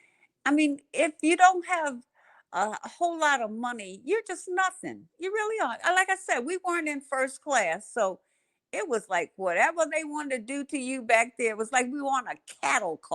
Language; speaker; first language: English; native; English